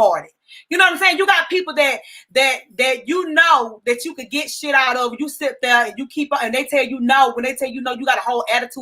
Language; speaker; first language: English; native; English